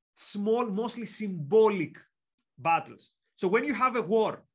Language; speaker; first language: English; non-native, fluent; Greek